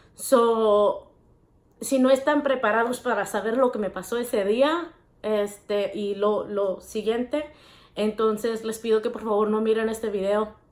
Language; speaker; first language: Spanish; early bilingual, heritage; Spanish